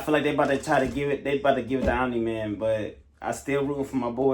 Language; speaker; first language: English; native; English